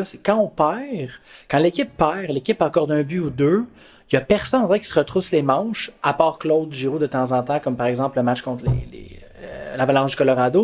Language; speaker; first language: French; native; French